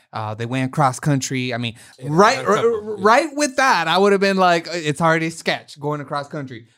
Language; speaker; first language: English; native; English